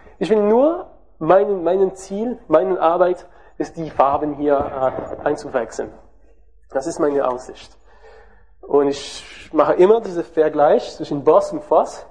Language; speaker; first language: German; non-native, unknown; French